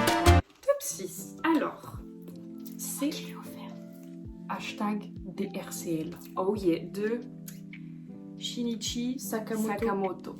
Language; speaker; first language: French; native; French